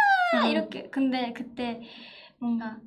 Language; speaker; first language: Korean; non-native, fluent; Japanese